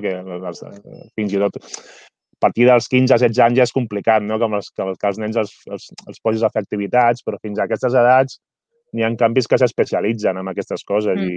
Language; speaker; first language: Catalan; native; Catalan